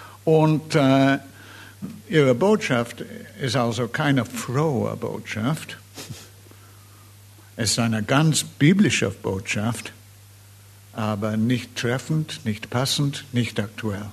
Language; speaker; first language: German; non-native, fluent; English